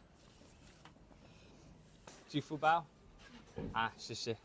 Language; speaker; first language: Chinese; non-native, learner; English